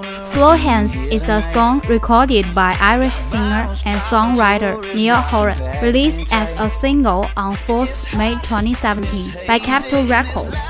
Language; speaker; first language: English; non-native, fluent; Chinese